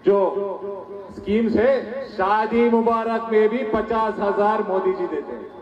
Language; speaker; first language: Hindi; non-native, local second language; Telugu